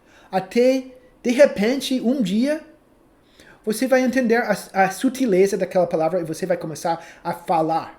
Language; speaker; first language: Portuguese; non-native, fluent; English